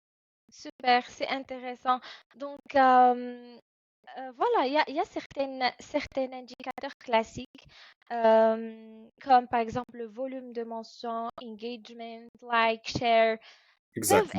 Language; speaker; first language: French; non-native, fluent; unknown